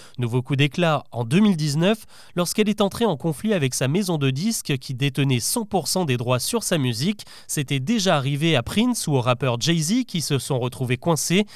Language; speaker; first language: French; native; French